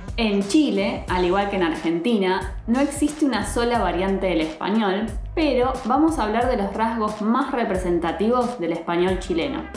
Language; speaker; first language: Spanish; native; Spanish